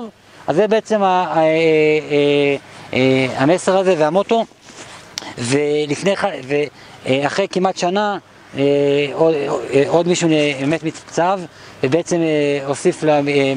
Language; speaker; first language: Hebrew; native; Hebrew